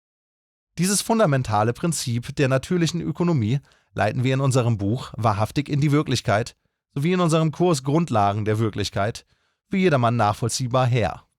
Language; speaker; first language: German; native; German